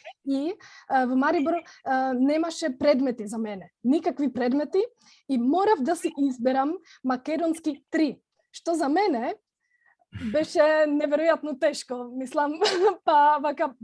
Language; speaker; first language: Macedonian; non-native, fluent; Czech